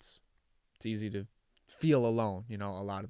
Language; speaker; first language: English; native; English